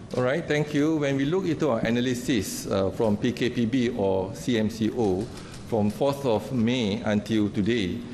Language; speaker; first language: English; non-native, local second language; Malay